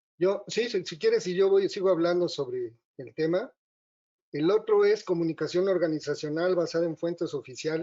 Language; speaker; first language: Spanish; native; Spanish